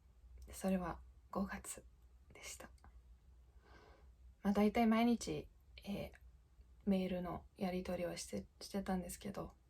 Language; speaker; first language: Japanese; non-native, fluent; English